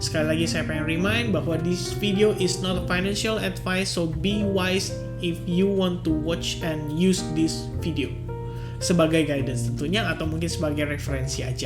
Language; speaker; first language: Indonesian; native; Indonesian